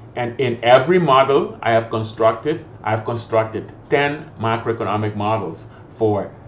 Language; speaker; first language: English; non-native, fluent; Papiamento